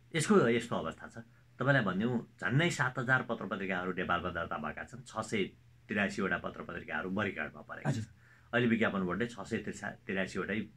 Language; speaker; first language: Nepali; native; Nepali